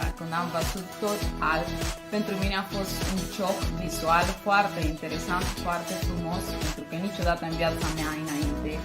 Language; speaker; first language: Romanian; non-native, fluent; Spanish